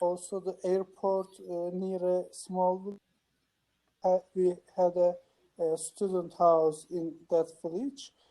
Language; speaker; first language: English; non-native, learner; Turkish